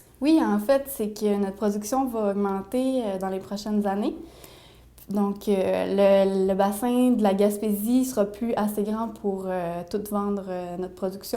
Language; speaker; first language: French; native; French